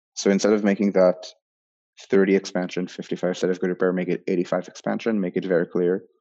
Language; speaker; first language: English; non-native, fluent; Hebrew